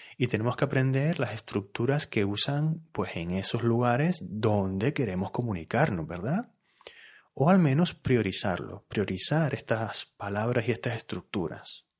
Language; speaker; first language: Spanish; native; Spanish